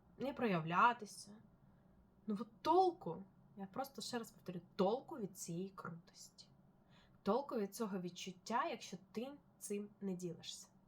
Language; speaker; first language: Ukrainian; non-native, local second language; Russian